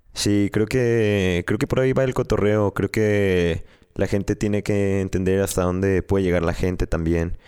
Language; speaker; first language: Spanish; native; Spanish